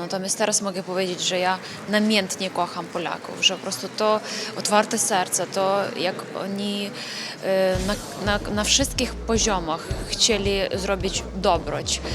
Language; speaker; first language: Polish; non-native, fluent; Ukrainian